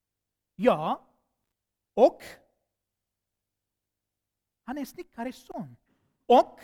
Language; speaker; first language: Swedish; non-native, fluent; Armenian